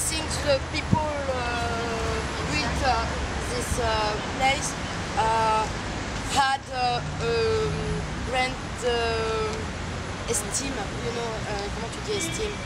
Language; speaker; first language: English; non-native, learner; French